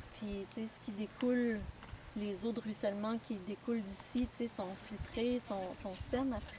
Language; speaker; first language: French; native; French